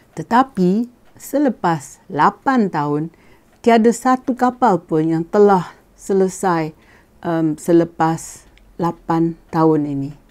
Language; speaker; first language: Malay; native; Malay